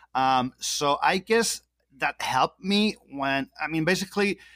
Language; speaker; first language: English; non-native, fluent; Spanish